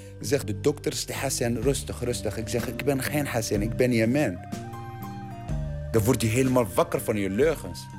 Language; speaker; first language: Dutch; non-native, learner; Arabic